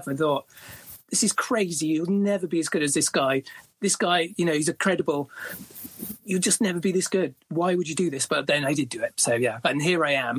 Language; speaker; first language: English; native; English